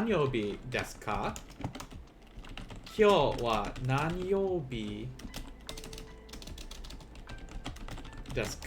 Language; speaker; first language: Japanese; non-native, learner; English